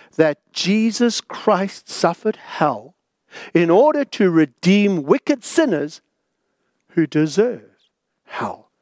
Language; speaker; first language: English; native; English